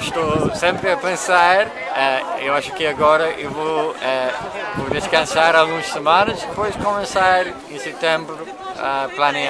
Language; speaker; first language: Portuguese; non-native, fluent; English